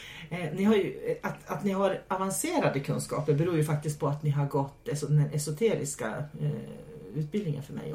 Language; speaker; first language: Swedish; native; Swedish